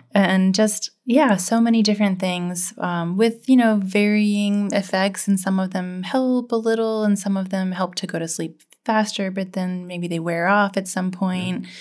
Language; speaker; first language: English; native; English